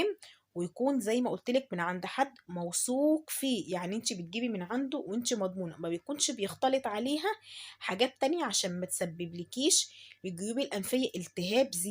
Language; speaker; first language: Arabic; native; Arabic